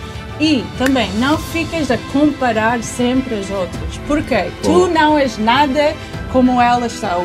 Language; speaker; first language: Portuguese; early bilingual, heritage; English